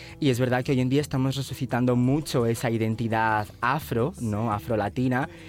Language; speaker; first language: Spanish; early bilingual, other home language; Portuguese